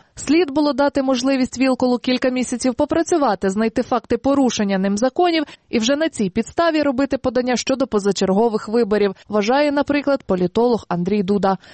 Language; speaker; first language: Ukrainian; native; Ukrainian